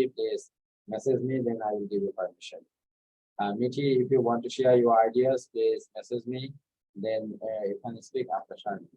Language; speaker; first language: English; non-native, fluent; Bangla